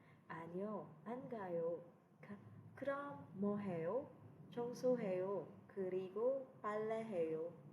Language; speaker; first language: Korean; non-native, fluent; Cebuano